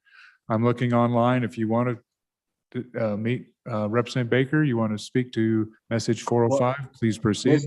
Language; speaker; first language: English; native; English